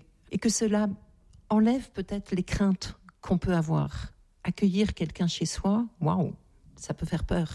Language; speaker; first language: French; native; French